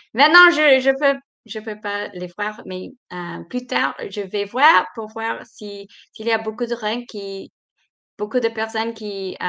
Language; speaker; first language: French; non-native, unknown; English